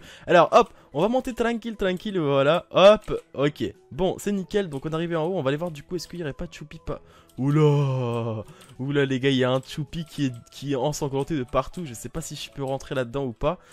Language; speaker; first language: French; native; French